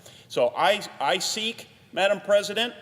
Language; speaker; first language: English; native; English